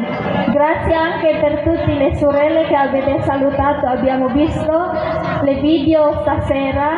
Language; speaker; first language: Italian; non-native, learner; Indonesian